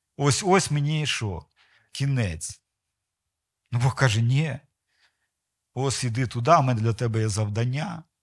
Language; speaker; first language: Ukrainian; non-native, local second language; Russian